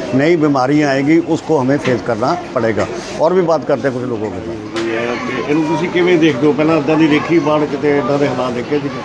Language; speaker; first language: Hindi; non-native, local second language; Punjabi